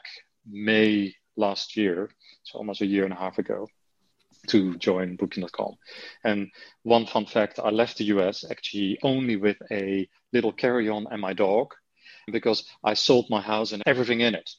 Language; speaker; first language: English; non-native, fluent; Dutch